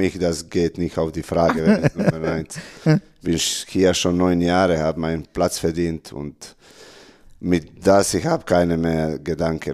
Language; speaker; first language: German; non-native, learner; Serbian